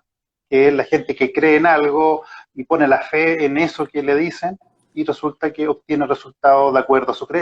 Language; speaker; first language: Spanish; native; Spanish